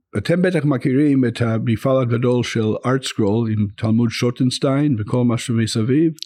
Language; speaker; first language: Hebrew; non-native, fluent; English